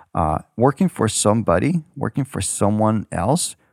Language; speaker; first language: English; non-native, fluent; Ukrainian